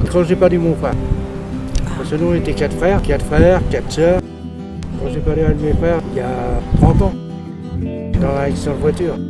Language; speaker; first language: French; native; French